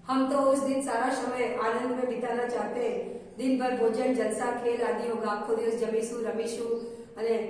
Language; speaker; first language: Hindi; non-native, local second language; Gujarati